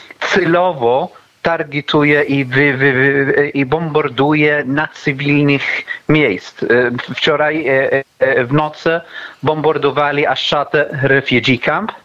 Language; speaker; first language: Polish; non-native, learner; Arabic